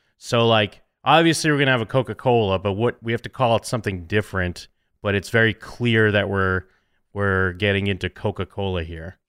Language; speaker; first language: English; native; English